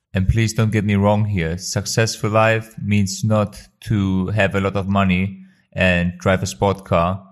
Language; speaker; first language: English; non-native, fluent; Albanian